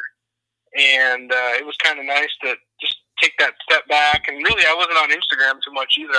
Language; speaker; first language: English; native; English